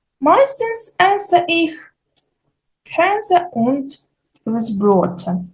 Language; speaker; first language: German; non-native, learner; Ukrainian